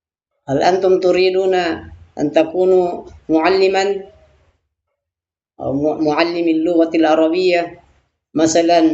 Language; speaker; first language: Arabic; non-native, fluent; Indonesian